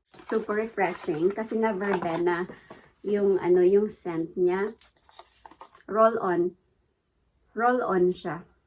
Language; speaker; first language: Filipino; native; Filipino